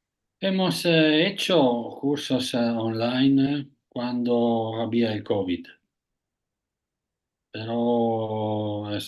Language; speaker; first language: Spanish; non-native, fluent; Italian